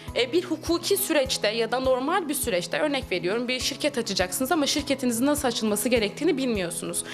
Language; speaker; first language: Turkish; native; Turkish